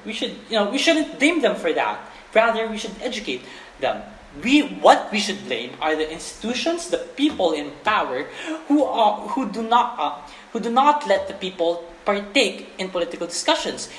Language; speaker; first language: English; non-native, local second language; Filipino